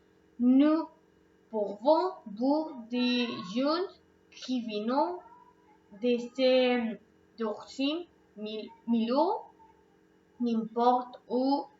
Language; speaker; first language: French; non-native, learner; Spanish